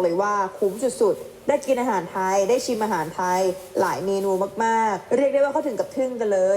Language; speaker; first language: Thai; native; Thai